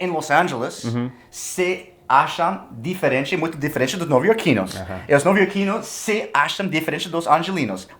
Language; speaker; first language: Portuguese; non-native, fluent; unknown